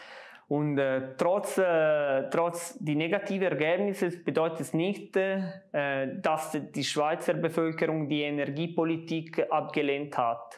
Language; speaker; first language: German; non-native, local second language; Italian